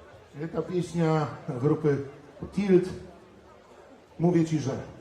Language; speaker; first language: Polish; non-native, learner; Belarusian